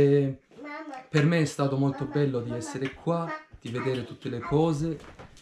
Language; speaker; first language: Italian; non-native, fluent; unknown